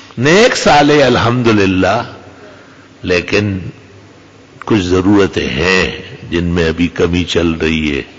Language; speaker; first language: Urdu; non-native, local second language; Pashto